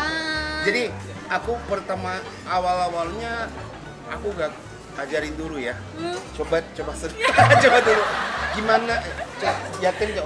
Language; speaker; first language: Indonesian; non-native, fluent; Japanese